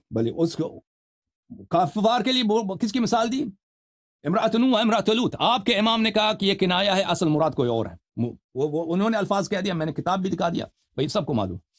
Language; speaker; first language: Urdu; non-native, fluent; Persian